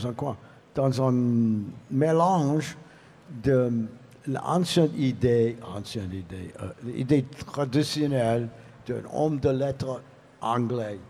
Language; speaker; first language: French; non-native, learner; English